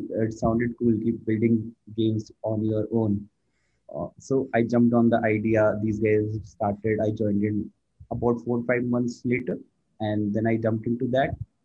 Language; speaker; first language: English; non-native, local second language; Hindi